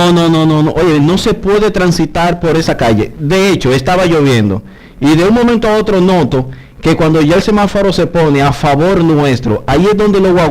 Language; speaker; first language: Spanish; native; Spanish